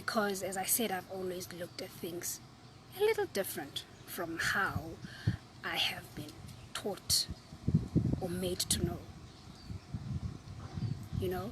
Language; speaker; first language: English; non-native, local second language; Zulu